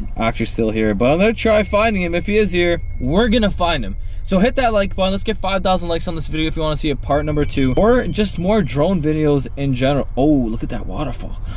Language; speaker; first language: English; native; English